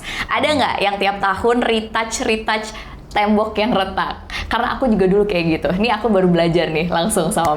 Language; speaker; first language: Indonesian; native; Indonesian